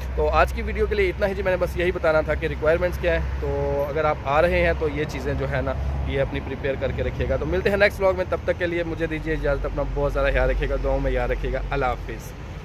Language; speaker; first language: Urdu; non-native, local second language; Punjabi